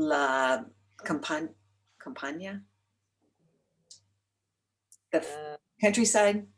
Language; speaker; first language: Spanish; non-native, learner; English